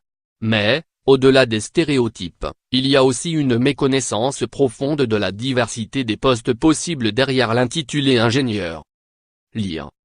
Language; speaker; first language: French; native; French